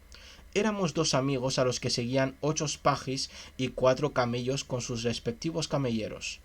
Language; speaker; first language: Spanish; native; Spanish